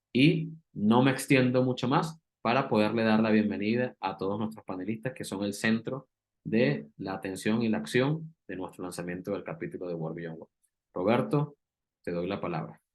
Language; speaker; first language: Spanish; native; Spanish